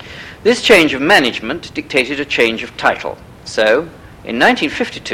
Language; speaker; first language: English; native; English